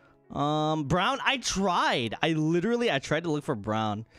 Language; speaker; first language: English; native; English